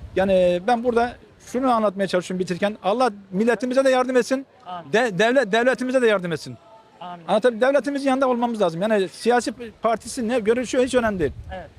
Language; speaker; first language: Turkish; native; Turkish